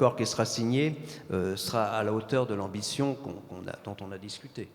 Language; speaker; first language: French; native; French